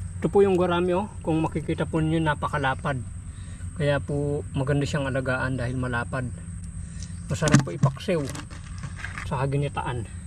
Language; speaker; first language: Filipino; non-native, local second language; Iloko